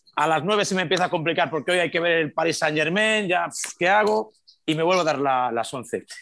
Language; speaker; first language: Spanish; native; Spanish